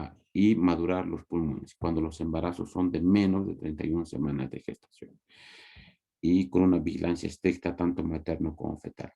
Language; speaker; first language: Spanish; native; Spanish